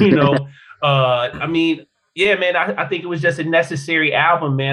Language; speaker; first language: English; native; English